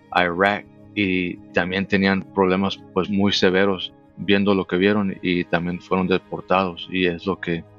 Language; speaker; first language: Spanish; early bilingual, heritage; Spanish